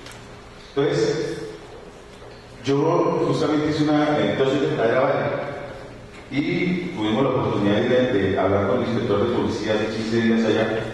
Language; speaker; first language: Spanish; native; Spanish